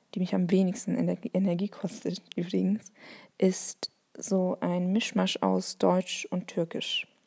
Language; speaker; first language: German; non-native, local second language; Turkish